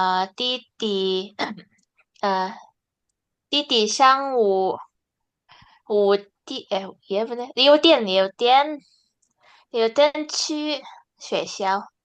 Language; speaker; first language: Chinese; non-native, learner; Indonesian